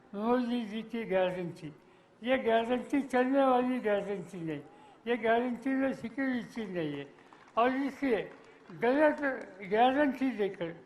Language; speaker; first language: Hindi; non-native, local second language; Marathi